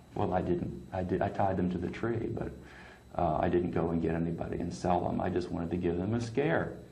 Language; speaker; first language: English; native; English